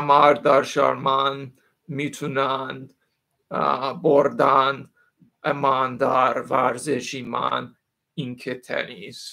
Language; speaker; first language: Persian; non-native, learner; English